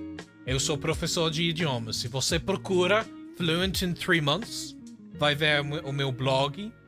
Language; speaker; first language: Portuguese; non-native, fluent; English